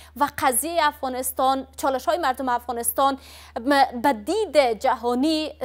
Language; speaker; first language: Persian; native; Persian